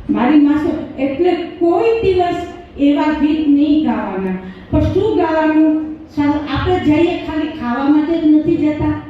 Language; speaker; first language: Gujarati; non-native, local second language; Kachhi